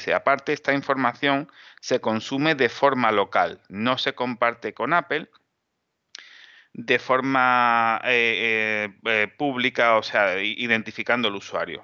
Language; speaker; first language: Spanish; native; Spanish